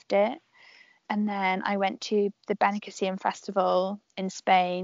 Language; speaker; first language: English; native; English